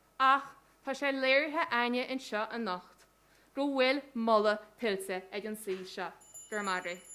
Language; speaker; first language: Irish; native; Irish